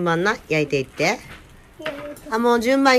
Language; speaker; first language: Japanese; native; Japanese